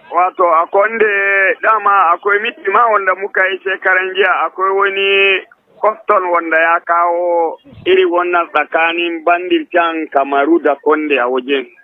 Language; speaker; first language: Hausa; non-native, local second language; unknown